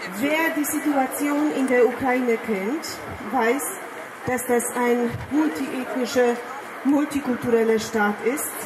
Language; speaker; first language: German; non-native, fluent; Polish